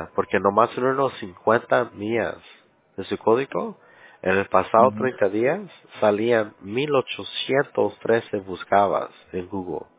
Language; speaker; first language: Spanish; early bilingual, heritage; English